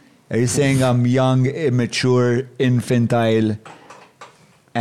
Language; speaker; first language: English; non-native, local second language; Maltese